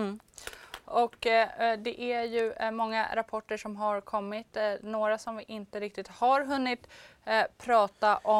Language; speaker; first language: Swedish; native; Swedish